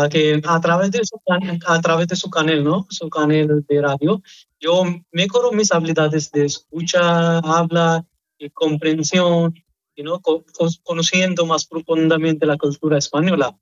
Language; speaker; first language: Spanish; non-native, learner; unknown